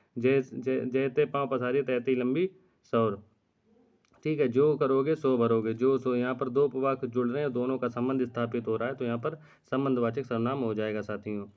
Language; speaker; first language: Hindi; native; Hindi